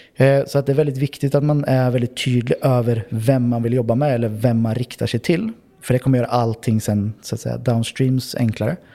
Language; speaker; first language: Swedish; native; Swedish